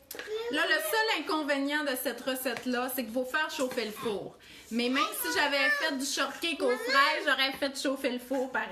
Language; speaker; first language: French; native; French